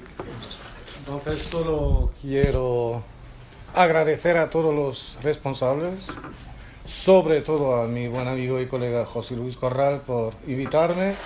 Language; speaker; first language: Spanish; non-native, fluent; German